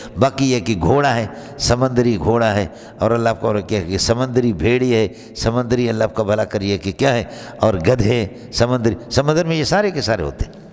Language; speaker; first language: Urdu; non-native, local second language; Baluchi